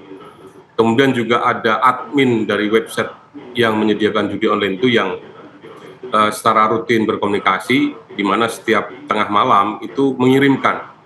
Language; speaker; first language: Indonesian; native; Indonesian